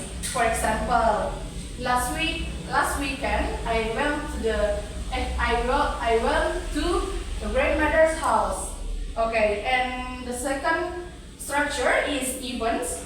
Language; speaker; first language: English; non-native, learner; Indonesian